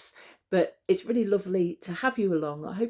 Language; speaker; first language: English; native; English